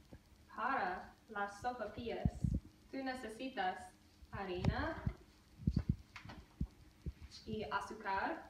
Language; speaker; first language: Spanish; non-native, learner; English